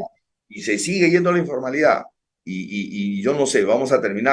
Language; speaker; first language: Spanish; native; Spanish